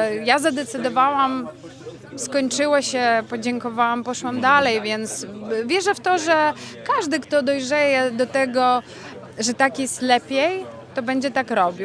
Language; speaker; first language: Polish; non-native, fluent; Ukrainian